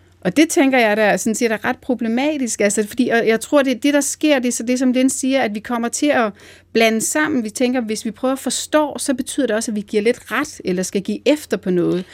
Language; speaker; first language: Danish; native; Danish